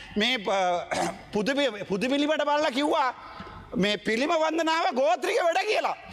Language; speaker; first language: Sinhala; non-native, local second language; Tamil